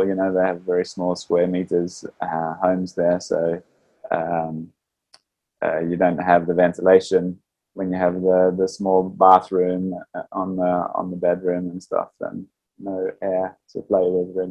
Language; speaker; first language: English; native; English